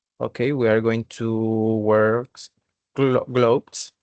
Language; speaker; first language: English; non-native, learner; Spanish